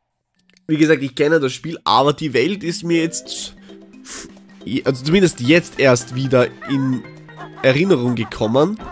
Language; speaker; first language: German; native; German